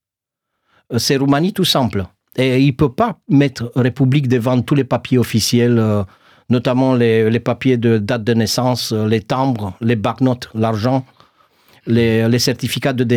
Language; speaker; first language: French; non-native, fluent; Romanian